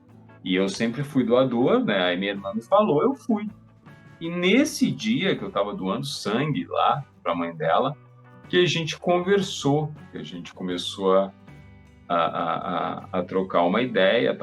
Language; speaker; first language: Portuguese; native; Portuguese